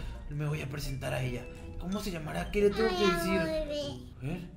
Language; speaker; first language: Spanish; native; Spanish